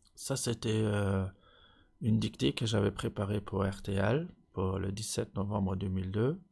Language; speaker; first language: French; non-native, local second language; Luxembourgish